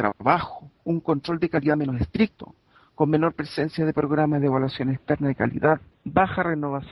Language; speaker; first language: Spanish; native; Spanish